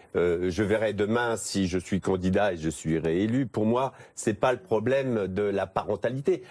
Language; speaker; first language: French; native; French